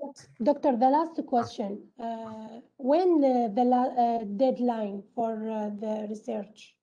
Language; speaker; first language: English; non-native, local second language; Malay